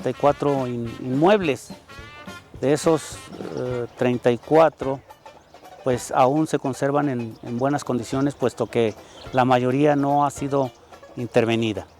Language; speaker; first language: Spanish; native; Spanish